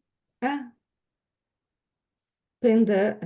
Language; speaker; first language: French; non-native, learner; Portuguese